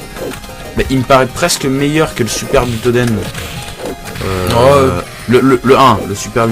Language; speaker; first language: French; native; French